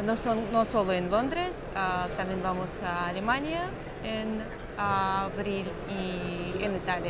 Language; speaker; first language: Spanish; non-native, fluent; Russian